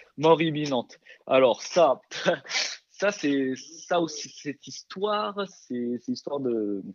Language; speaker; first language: French; early bilingual, other home language; Korean